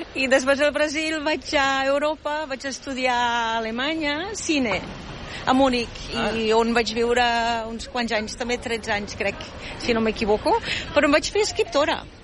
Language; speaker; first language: Catalan; non-native, fluent; German